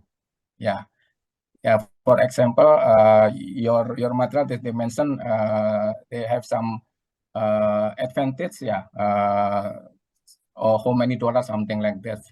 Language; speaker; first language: English; non-native, learner; Indonesian